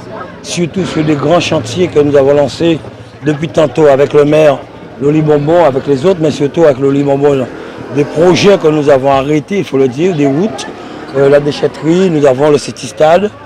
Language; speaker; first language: French; native; French